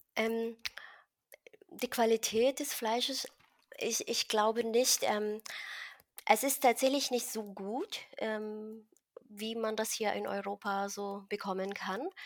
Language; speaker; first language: German; non-native, fluent; Filipino